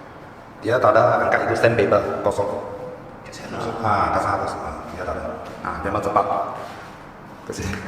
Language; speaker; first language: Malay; non-native, local second language; Chinese